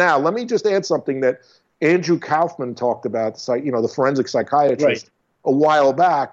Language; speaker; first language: English; native; English